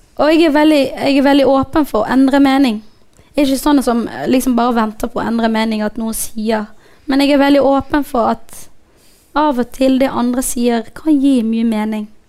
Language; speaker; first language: Norwegian; non-native, fluent; Somali